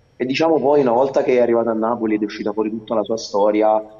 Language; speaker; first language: Italian; native; Italian